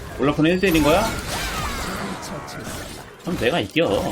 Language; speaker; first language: Korean; native; Korean